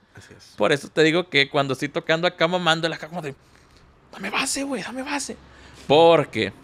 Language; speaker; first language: Spanish; native; Spanish